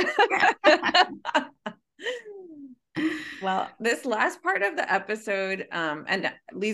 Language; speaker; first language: English; early bilingual, other home language; Spanish